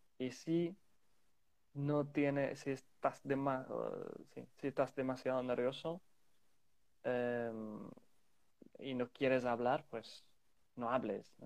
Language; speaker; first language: Spanish; non-native, fluent; English